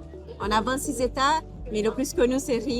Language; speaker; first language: French; non-native, fluent; Portuguese